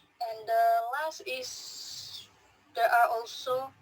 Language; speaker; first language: English; non-native, learner; Indonesian